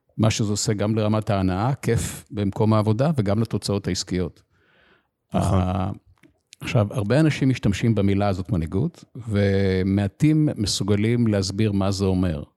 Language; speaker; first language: Hebrew; native; Hebrew